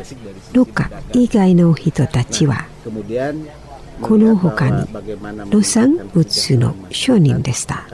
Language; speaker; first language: Japanese; non-native, fluent; Indonesian